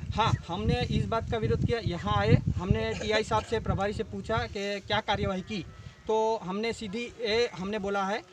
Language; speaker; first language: Hindi; non-native, local second language; Gujarati